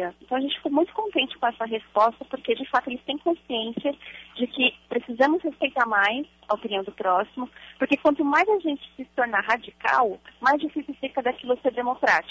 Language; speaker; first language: Portuguese; native; Portuguese